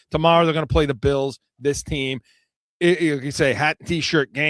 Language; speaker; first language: English; native; English